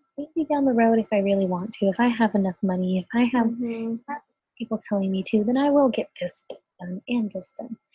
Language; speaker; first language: English; native; English